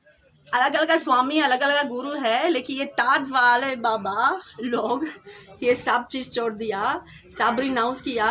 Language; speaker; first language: Hindi; non-native, learner; French